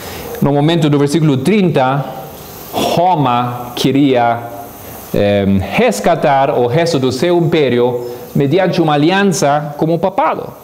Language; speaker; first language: Portuguese; non-native, fluent; Spanish